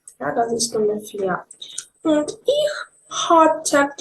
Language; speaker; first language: German; non-native, learner; Ukrainian